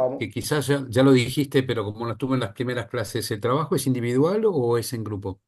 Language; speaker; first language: Spanish; native; Spanish